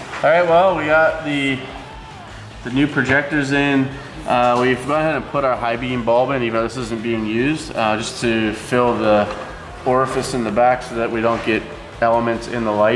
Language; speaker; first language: English; native; English